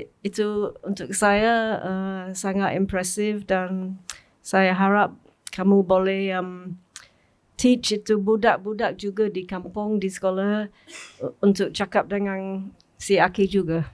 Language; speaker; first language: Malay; non-native, learner; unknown